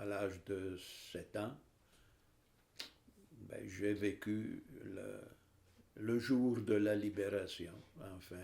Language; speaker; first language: French; non-native, fluent; Italian